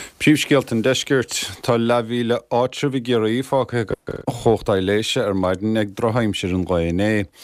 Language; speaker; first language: Irish; native; Irish